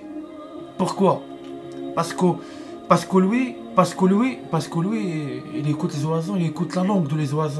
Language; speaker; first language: French; non-native, learner; Arabic